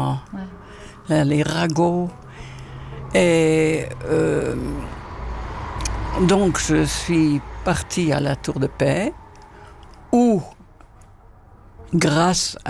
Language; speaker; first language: French; non-native, fluent; Dutch